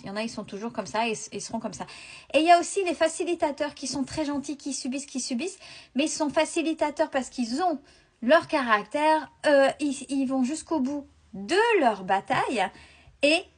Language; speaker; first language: French; native; French